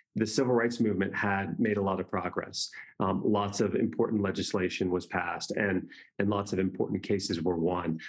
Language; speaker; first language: English; native; English